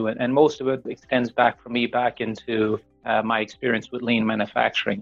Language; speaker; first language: English; native; English